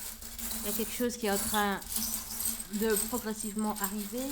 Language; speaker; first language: French; native; French